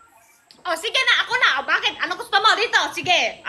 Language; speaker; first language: Filipino; non-native, learner; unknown